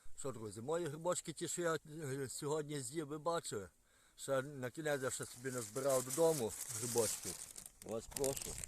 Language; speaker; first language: Ukrainian; native; Ukrainian